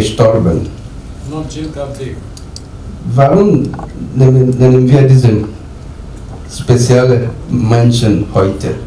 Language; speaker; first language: German; non-native, learner; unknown